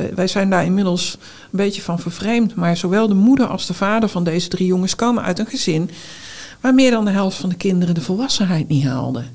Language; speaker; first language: Dutch; native; Dutch